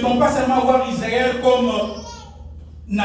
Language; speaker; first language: French; non-native, local second language; Lingala